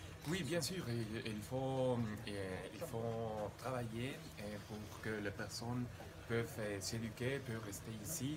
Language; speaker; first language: French; non-native, fluent; Spanish